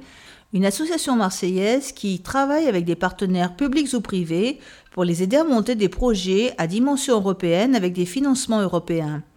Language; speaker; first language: French; native; French